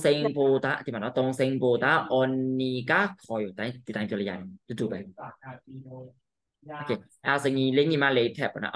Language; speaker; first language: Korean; non-native, fluent; Burmese